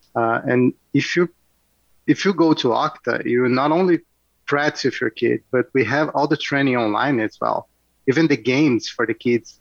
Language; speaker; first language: English; non-native, fluent; Portuguese